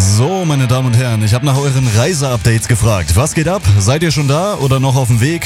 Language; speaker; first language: German; native; German